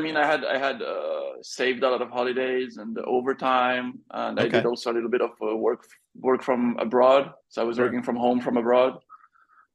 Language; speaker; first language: English; non-native, fluent; French